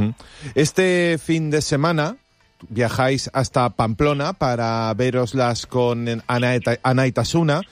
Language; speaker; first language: Spanish; native; Spanish